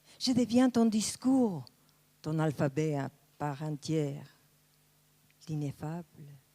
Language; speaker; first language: French; non-native, fluent; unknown